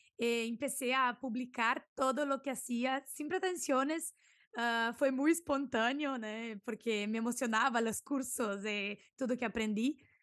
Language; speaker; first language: Spanish; non-native, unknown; Portuguese